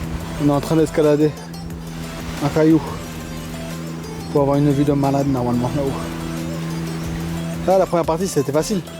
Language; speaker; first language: French; native; French